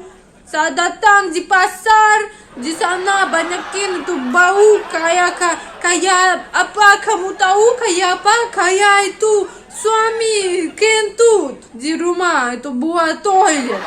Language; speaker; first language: Indonesian; non-native, learner; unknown